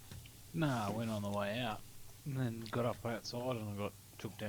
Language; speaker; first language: English; native; English